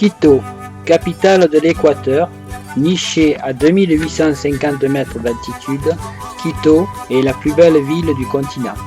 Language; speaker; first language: French; native; French